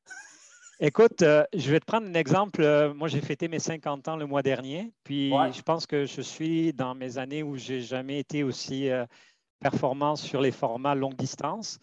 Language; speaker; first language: French; native; French